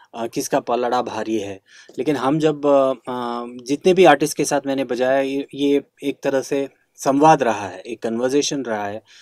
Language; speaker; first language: Hindi; non-native, local second language; Kannada